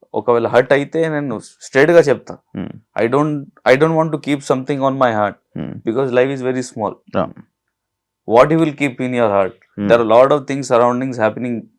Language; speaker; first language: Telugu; non-native, learner; Hindi